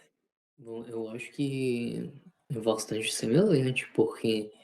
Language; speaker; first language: Portuguese; non-native, fluent; Spanish